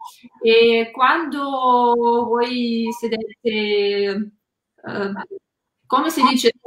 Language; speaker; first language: Italian; non-native, learner; Russian